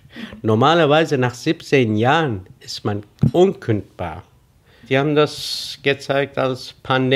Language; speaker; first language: German; non-native, fluent; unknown